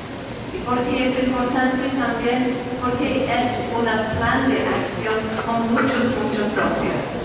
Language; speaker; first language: Spanish; non-native, fluent; English